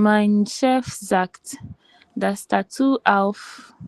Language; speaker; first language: German; non-native, learner; Filipino